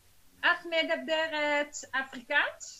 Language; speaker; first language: Hebrew; non-native, learner; Dutch